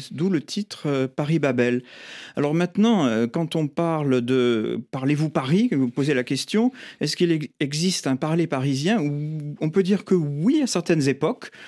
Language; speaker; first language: French; native; French